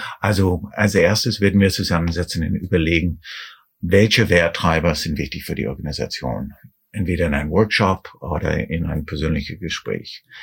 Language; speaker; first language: German; non-native, fluent; English